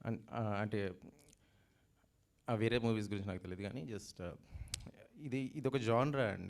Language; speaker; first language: Telugu; native; Telugu